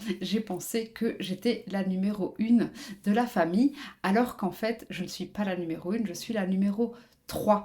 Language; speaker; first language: French; native; French